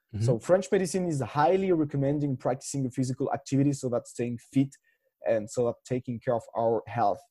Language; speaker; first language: English; non-native, fluent; French